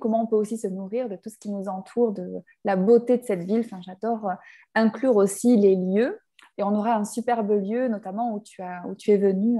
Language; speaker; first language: French; native; French